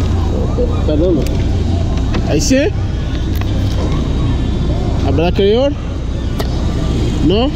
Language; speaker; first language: Spanish; non-native, learner; Haitian Creole